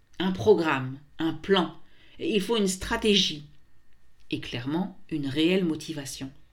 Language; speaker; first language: French; native; French